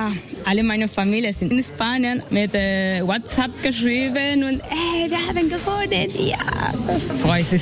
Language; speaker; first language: German; non-native, learner; Spanish